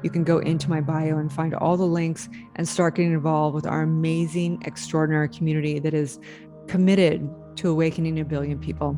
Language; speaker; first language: English; native; English